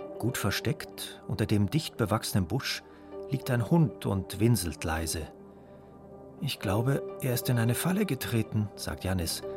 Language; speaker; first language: German; native; German